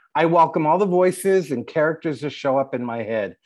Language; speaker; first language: English; native; English